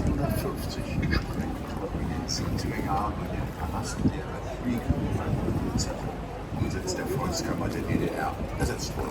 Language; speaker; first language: German; native; German